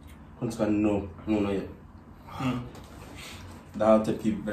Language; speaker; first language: Turkish; non-native, learner; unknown